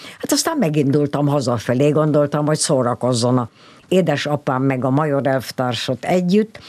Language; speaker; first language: Hungarian; native; Hungarian